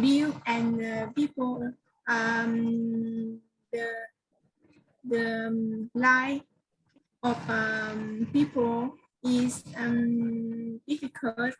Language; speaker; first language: English; non-native, learner; Vietnamese